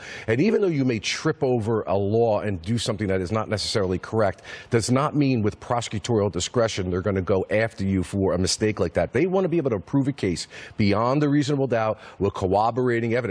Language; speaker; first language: English; native; English